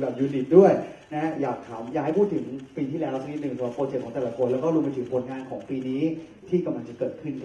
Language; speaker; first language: Thai; native; Thai